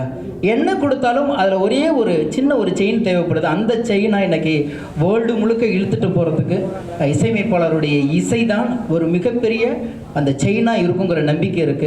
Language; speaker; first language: Tamil; native; Tamil